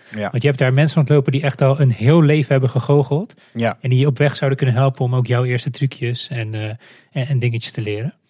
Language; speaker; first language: Dutch; non-native, fluent; Romanian